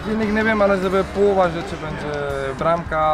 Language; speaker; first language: Polish; non-native, learner; Spanish